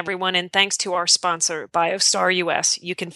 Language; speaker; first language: English; native; English